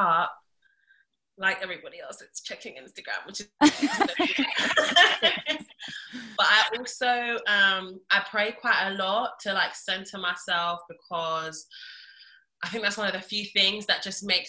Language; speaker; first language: English; early bilingual, other home language; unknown